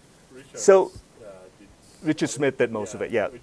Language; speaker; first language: English; native; English